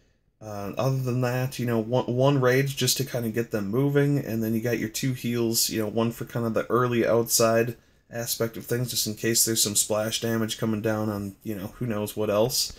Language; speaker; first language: English; native; English